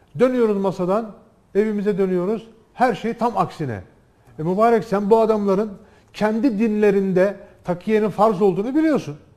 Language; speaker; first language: Turkish; native; Turkish